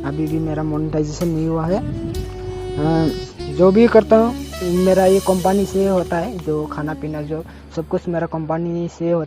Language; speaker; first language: Hindi; non-native, local second language; Bodo